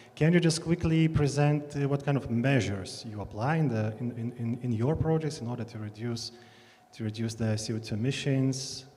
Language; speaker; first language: English; non-native, fluent; Lithuanian